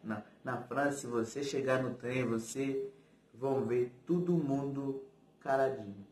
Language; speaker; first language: Portuguese; non-native, fluent; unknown